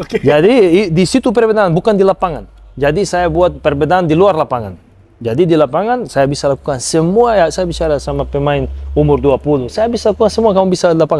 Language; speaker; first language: Indonesian; non-native, fluent; Serbian